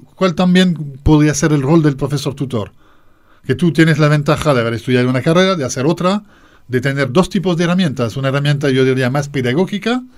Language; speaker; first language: Spanish; non-native, fluent; French